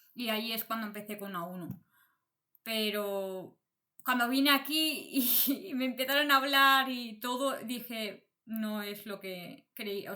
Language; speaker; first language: Spanish; native; Spanish